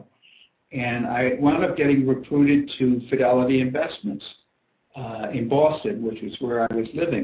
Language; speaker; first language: English; native; English